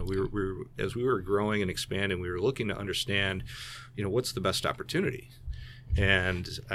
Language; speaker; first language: English; native; English